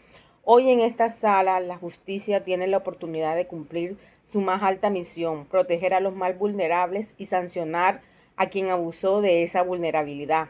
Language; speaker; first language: Spanish; native; Spanish